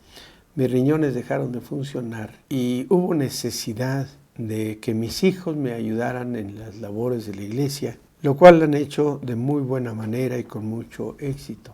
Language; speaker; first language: Spanish; native; Spanish